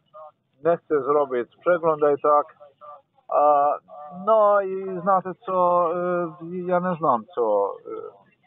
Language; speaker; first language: Polish; non-native, learner; Slovenian